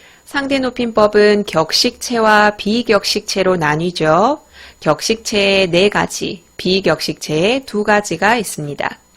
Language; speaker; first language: Korean; native; Korean